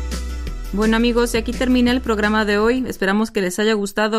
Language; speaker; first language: Spanish; native; Spanish